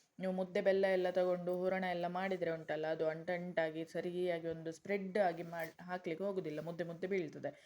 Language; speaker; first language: Kannada; non-native, local second language; Konkani